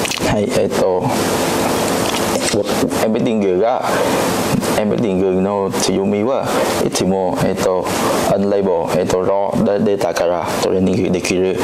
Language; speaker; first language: Japanese; non-native, learner; Vietnamese